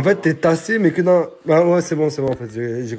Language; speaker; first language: French; native; French